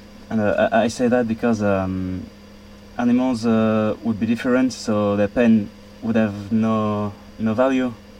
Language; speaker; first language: English; non-native, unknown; French